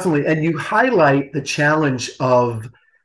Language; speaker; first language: English; native; English